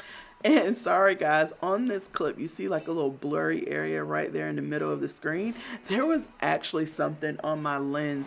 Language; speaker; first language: English; native; English